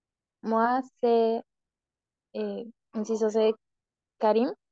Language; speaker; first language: French; non-native, learner; Spanish